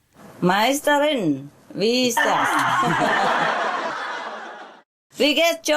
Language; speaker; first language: German; non-native, learner; Vietnamese